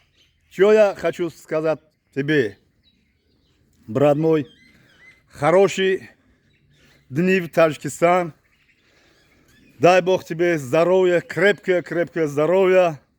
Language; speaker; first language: Russian; non-native, learner; Tajik